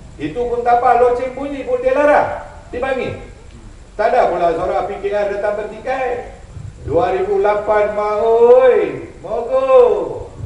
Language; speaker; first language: Malay; non-native, local second language; Tamil